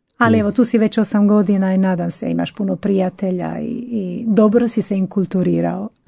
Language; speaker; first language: Croatian; native; Croatian